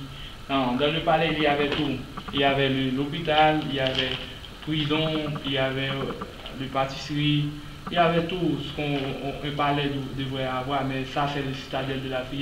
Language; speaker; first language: French; non-native, local second language; Haitian Creole